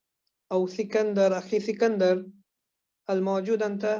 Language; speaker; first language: Arabic; non-native, fluent; Urdu